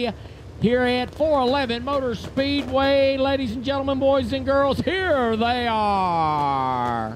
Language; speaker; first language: English; native; English